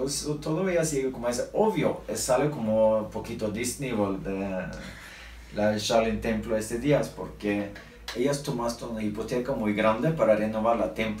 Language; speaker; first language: Spanish; non-native, learner; Norwegian